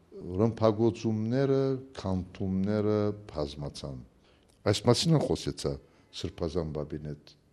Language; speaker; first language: Armenian; early bilingual, heritage; Armenian